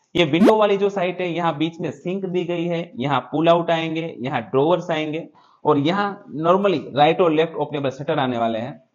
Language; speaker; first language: Hindi; non-native, local second language; Gujarati